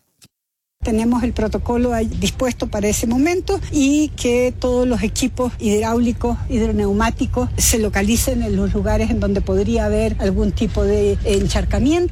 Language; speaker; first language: Spanish; native; Spanish